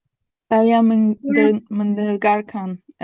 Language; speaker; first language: Indonesian; non-native, learner; Turkish